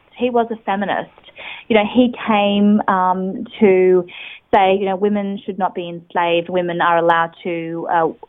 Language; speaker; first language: English; native; English